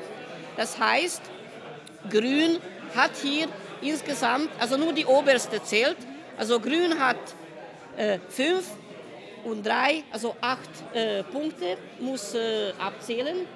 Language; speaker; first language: German; non-native, fluent; Hungarian